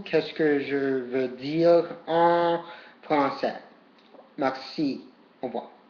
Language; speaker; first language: French; non-native, learner; English